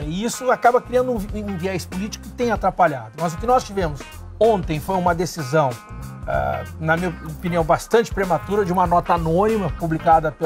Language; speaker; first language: Portuguese; native; Portuguese